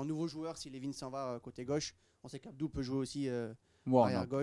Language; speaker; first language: French; native; French